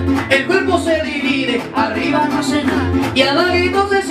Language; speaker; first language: Spanish; native; Spanish